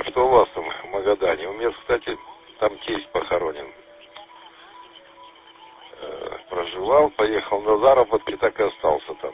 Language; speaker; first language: Russian; native; Russian